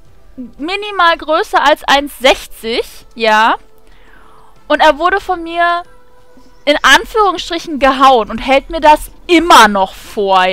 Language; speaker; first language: German; native; German